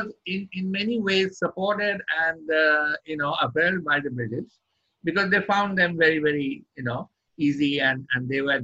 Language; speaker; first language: English; non-native, local second language; Bangla